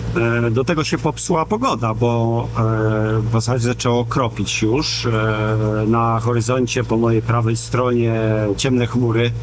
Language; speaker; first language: Polish; native; Polish